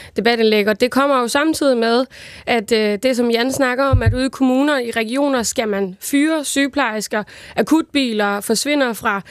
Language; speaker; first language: Danish; native; Danish